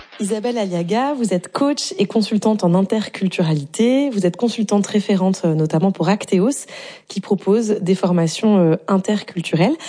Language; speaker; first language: French; native; French